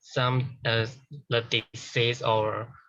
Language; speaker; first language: English; non-native, learner; Chinese